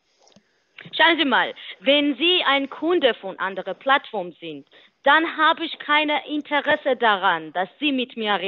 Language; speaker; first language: German; non-native, learner; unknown